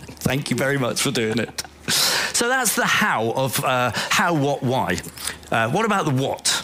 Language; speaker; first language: English; native; English